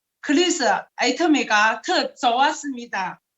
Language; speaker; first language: Korean; non-native, learner; Chinese